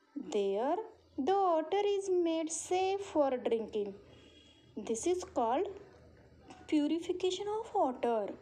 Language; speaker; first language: English; non-native, local second language; Marathi